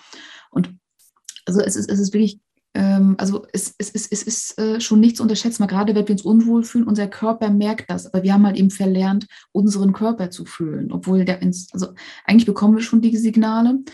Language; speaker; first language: German; native; German